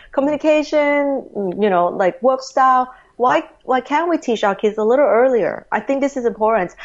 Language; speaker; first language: English; non-native, fluent; Thai